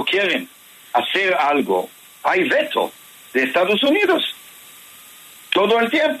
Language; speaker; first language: Spanish; non-native, fluent; Hebrew